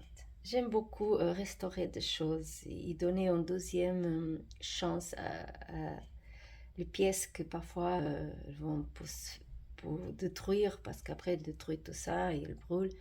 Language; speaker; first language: French; non-native, fluent; Portuguese